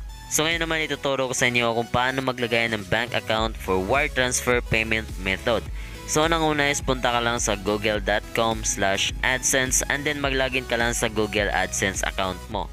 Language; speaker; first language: Filipino; native; Filipino